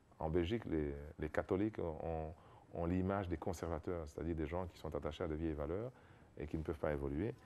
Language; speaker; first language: French; non-native, local second language; Lingala